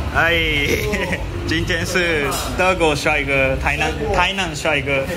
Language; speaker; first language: Chinese; non-native, learner; Japanese